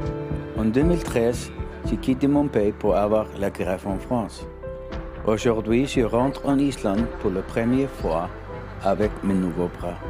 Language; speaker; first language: French; non-native, learner; Icelandic